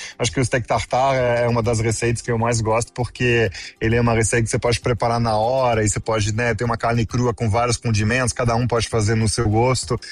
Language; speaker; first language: Portuguese; non-native, fluent; French